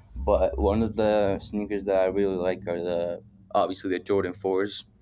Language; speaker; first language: English; early bilingual, other home language; Arabic